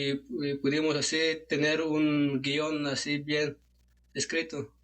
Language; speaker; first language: Spanish; non-native, local second language; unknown